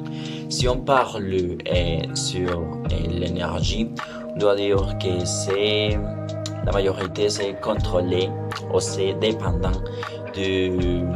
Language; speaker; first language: French; non-native, learner; Spanish